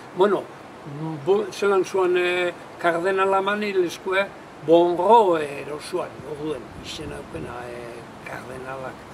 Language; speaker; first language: Basque; native; Basque